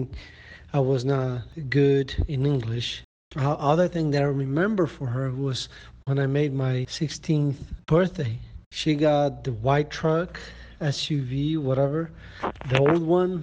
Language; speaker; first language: English; non-native, learner; Portuguese